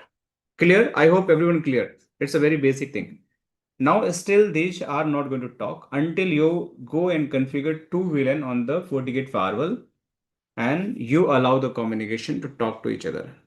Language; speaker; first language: English; non-native, local second language; Hindi